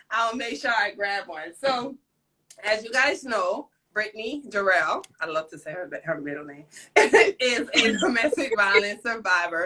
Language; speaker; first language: English; native; English